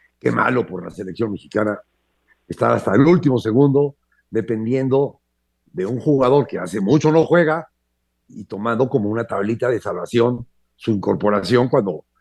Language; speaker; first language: Spanish; native; Spanish